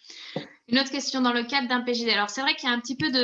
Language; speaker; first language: French; native; French